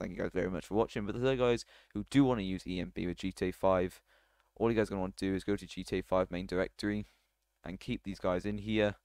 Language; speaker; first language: English; native; English